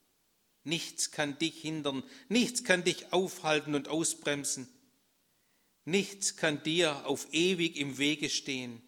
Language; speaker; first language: German; native; German